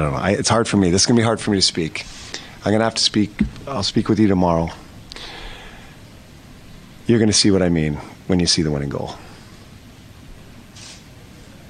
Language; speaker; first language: English; native; English